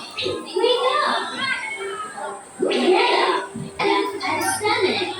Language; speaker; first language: English; non-native, learner; Indonesian